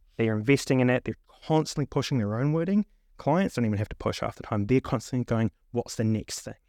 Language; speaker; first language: English; native; English